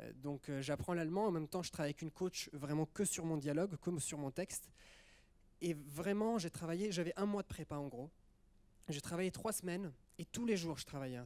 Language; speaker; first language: French; early bilingual, other home language; Italian